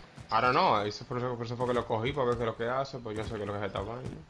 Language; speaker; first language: Spanish; early bilingual, heritage; Spanish